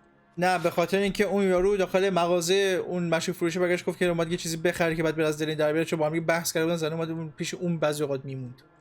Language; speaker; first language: Persian; native; Persian